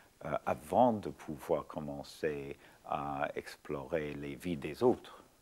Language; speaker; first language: French; non-native, fluent; English